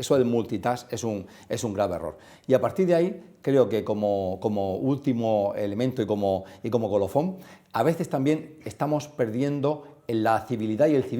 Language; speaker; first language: Spanish; native; Spanish